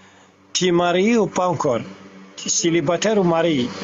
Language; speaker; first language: French; non-native, learner; Arabic